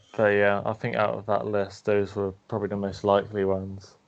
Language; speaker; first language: English; native; English